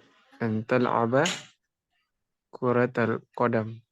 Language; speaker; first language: Arabic; non-native, learner; Indonesian